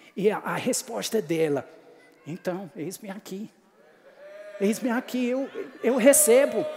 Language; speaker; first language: Portuguese; non-native, fluent; English